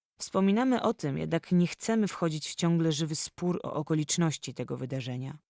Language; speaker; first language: Polish; native; Polish